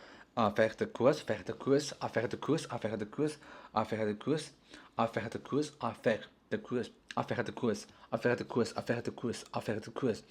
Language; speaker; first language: French; non-native, learner; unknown